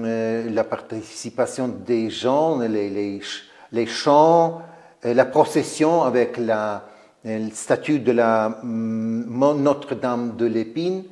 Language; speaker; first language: French; non-native, fluent; Ukrainian